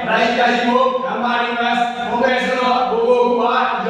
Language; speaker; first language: Japanese; non-native, learner; Burmese